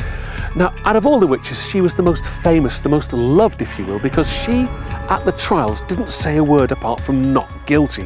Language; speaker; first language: English; native; English